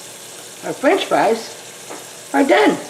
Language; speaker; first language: English; native; English